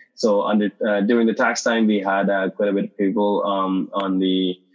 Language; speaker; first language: English; non-native, local second language; Tamil